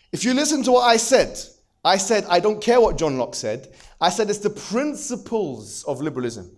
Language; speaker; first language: English; native; English